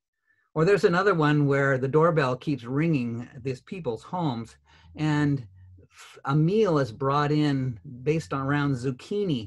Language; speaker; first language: English; native; English